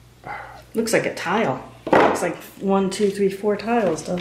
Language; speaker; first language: English; native; English